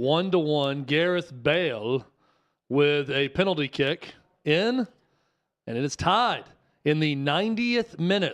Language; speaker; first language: English; native; English